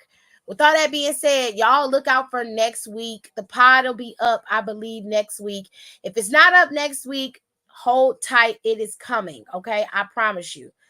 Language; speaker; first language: English; native; English